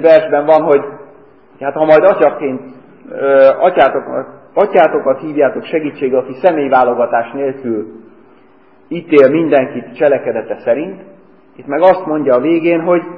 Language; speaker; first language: Hungarian; native; Hungarian